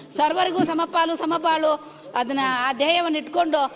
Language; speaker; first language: Kannada; native; Kannada